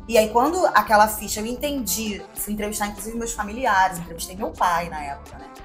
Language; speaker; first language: Portuguese; native; Portuguese